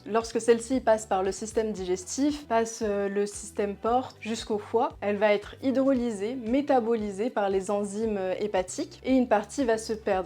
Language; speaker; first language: French; native; French